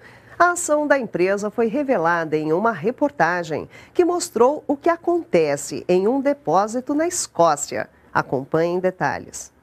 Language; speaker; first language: Portuguese; native; Portuguese